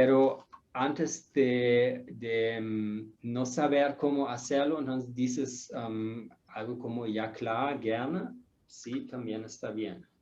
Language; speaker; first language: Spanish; non-native, fluent; German